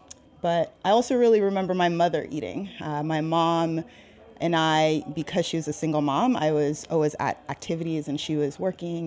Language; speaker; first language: English; native; English